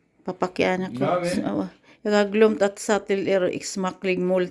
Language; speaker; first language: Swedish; non-native, learner; Filipino